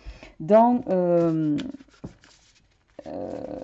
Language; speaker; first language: French; native; French